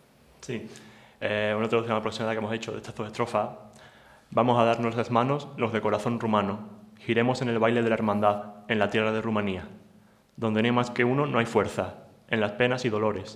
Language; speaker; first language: Spanish; native; Spanish